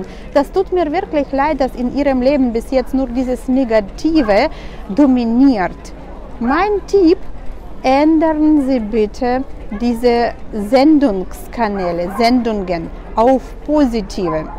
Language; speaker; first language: German; non-native, fluent; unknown